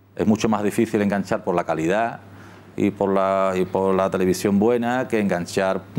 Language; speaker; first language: Spanish; native; Spanish